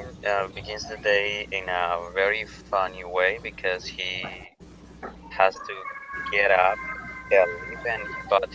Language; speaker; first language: English; non-native, learner; Spanish